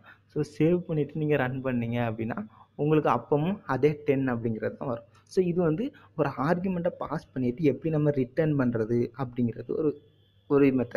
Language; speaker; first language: Tamil; native; Tamil